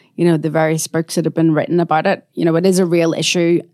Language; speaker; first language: English; native; English